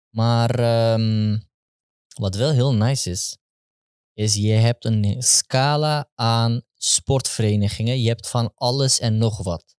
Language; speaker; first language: Dutch; early bilingual, other home language; Turkish